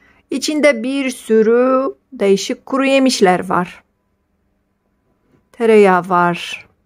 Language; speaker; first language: Turkish; non-native, fluent; Polish